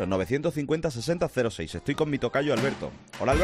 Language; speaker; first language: Spanish; native; Spanish